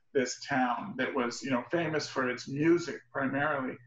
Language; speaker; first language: English; native; English